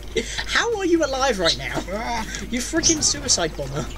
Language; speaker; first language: English; native; English